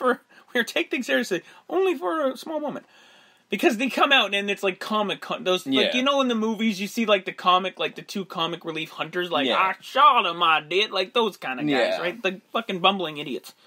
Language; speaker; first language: English; native; English